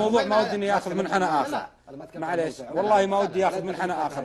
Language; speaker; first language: Arabic; native; Arabic